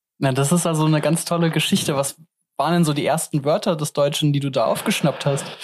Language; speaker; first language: German; native; German